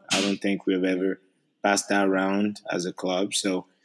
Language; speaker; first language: English; non-native, fluent; French